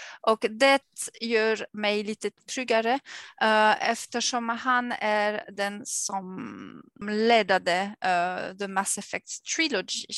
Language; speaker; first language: Swedish; non-native, fluent; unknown